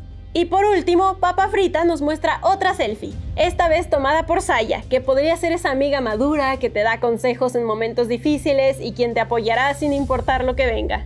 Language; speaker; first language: Spanish; native; Spanish